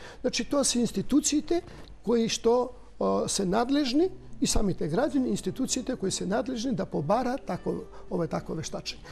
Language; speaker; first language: Macedonian; native; Macedonian